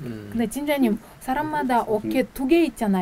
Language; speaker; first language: Korean; non-native, learner; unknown